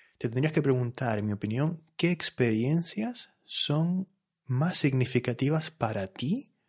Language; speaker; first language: Spanish; native; Spanish